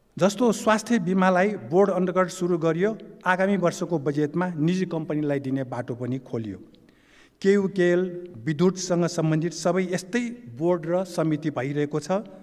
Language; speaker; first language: Nepali; non-native, local second language; Newari